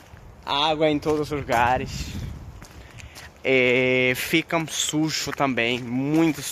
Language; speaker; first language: Portuguese; non-native, fluent; Swedish